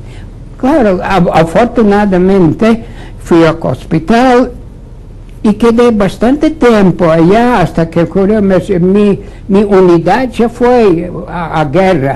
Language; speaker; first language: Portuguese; non-native, fluent; Latvian